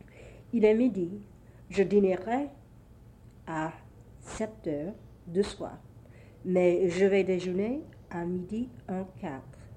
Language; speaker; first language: French; non-native, learner; English